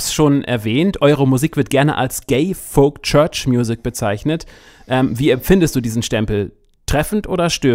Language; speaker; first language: German; native; German